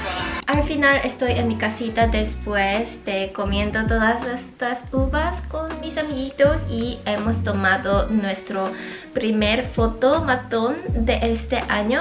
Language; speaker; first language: Spanish; non-native, local second language; Korean